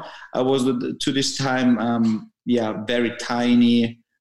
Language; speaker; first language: English; non-native, fluent; German